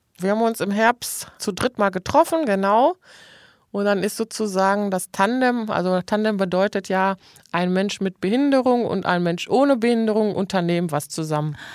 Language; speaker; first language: German; native; German